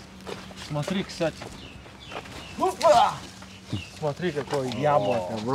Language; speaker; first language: Russian; non-native, local second language; Tajik